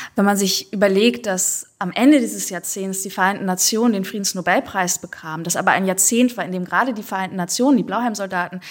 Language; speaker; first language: German; native; German